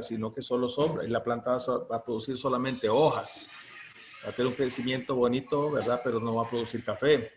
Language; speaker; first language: Spanish; native; Spanish